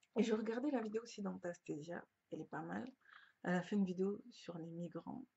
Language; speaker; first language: French; early bilingual, other home language; Lingala